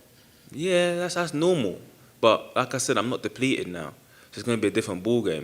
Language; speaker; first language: English; native; English